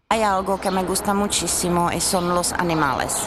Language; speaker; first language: Spanish; non-native, fluent; Czech